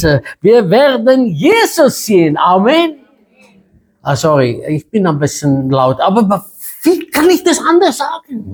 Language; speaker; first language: German; non-native, fluent; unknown